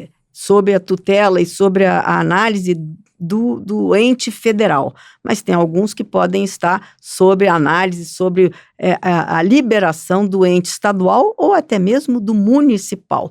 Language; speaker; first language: Portuguese; native; Portuguese